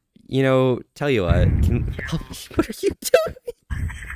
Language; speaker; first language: English; native; English